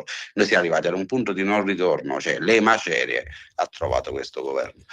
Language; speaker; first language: Italian; native; Italian